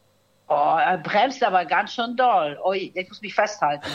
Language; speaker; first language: German; native; German